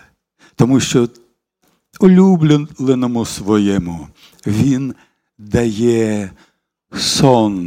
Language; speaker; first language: Ukrainian; non-native, local second language; Russian